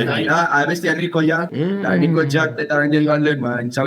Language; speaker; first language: Basque; native; Basque